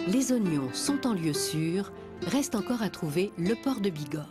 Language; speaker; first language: French; native; French